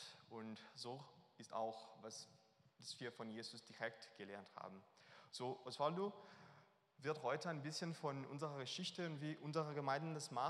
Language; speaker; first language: German; non-native, learner; Portuguese